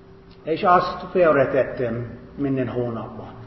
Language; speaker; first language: Hungarian; non-native, fluent; English